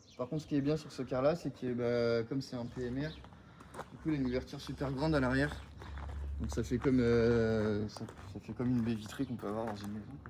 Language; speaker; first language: French; native; French